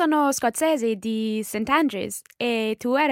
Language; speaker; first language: Italian; non-native, learner; English